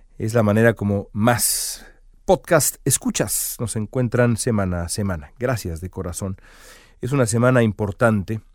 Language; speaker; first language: Spanish; native; Spanish